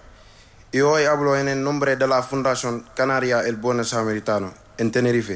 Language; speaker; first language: Spanish; non-native, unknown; Wolof